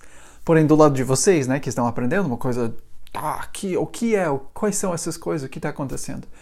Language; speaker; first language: Portuguese; non-native, fluent; English